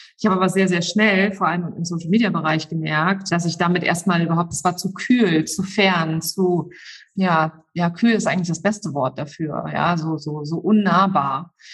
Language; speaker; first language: German; native; German